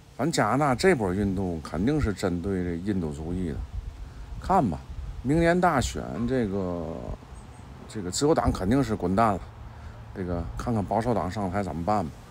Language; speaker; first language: Chinese; native; Chinese